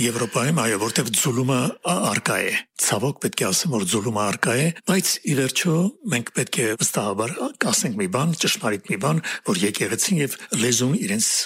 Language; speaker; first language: Armenian; native; Armenian